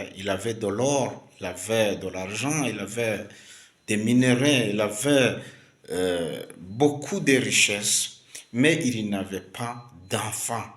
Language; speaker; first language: French; non-native, local second language; Kinyarwanda